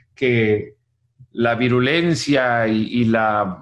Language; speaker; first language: Spanish; native; Spanish